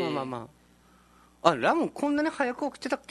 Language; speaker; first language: Japanese; native; Japanese